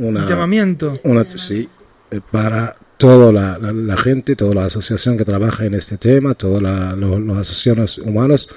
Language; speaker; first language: Spanish; non-native, learner; Arabic